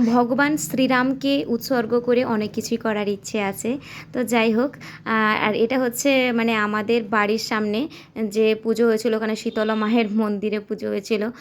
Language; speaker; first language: Bangla; non-native, local second language; Santali